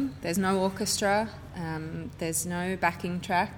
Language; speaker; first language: English; native; English